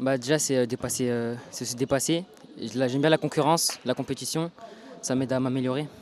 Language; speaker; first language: French; native; French